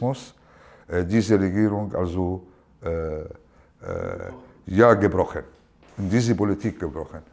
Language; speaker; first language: German; non-native, learner; Arabic